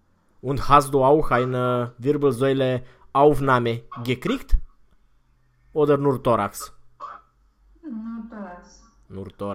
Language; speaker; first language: German; non-native, fluent; Romanian